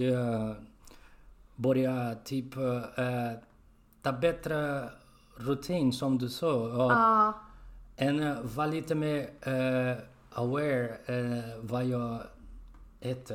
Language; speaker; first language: Swedish; non-native, learner; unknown